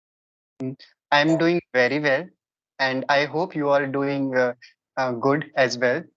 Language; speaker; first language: English; non-native, local second language; Hindi